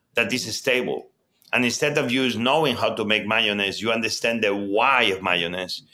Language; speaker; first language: English; non-native, fluent; Spanish